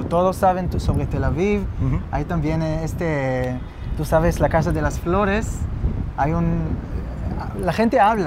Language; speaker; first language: Spanish; non-native, fluent; Hebrew